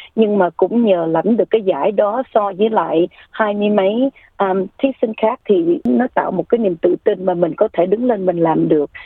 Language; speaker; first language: Vietnamese; early bilingual, heritage; Vietnamese